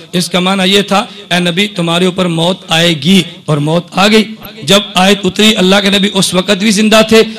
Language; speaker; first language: Urdu; non-native, local second language; Punjabi